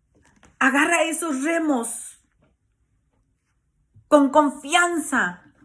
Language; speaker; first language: Spanish; native; Spanish